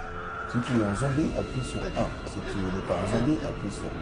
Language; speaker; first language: French; native; French